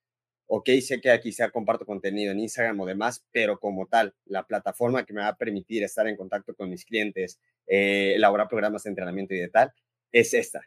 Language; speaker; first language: Spanish; native; Spanish